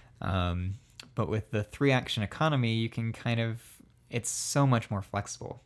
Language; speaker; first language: English; native; English